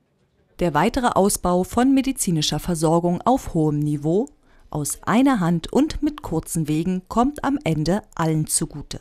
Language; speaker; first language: German; native; German